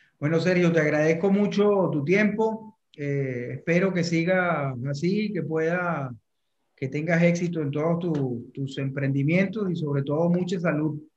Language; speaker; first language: Spanish; native; Spanish